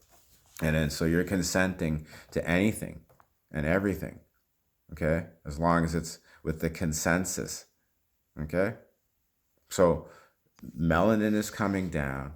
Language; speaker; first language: English; native; English